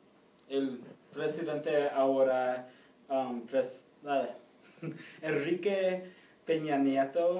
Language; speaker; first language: Spanish; non-native, learner; English